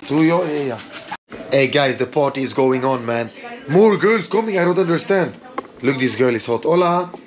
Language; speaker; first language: English; non-native, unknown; Swedish